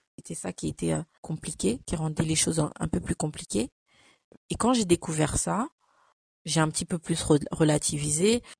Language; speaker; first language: French; early bilingual, other home language; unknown